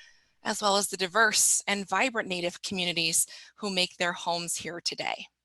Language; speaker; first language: English; native; English